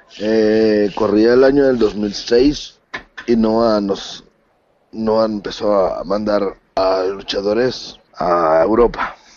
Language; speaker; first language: Spanish; native; Spanish